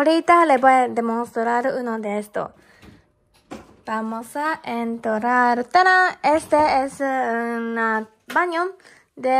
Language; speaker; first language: Spanish; non-native, learner; Japanese